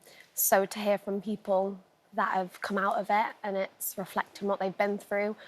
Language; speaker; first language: English; native; English